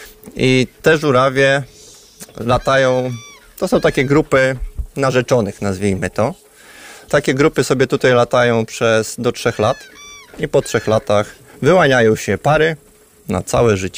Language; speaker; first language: Polish; native; Polish